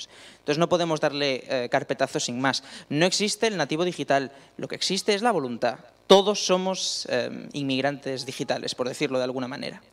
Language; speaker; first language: Spanish; native; Spanish